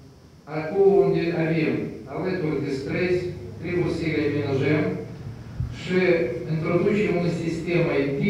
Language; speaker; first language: Romanian; non-native, local second language; Russian